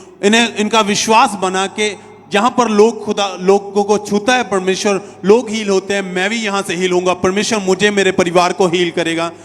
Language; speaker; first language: Hindi; native; Hindi